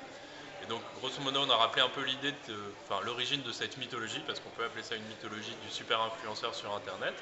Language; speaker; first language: French; native; French